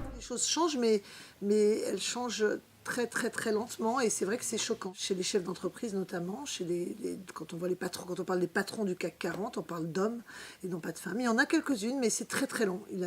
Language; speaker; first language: French; native; French